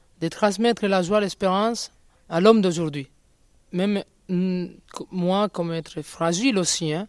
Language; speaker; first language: French; non-native, fluent; Spanish